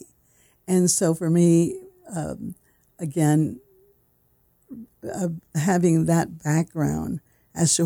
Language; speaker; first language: English; native; English